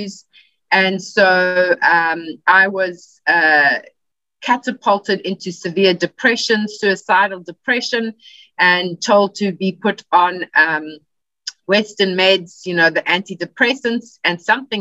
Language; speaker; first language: English; native; English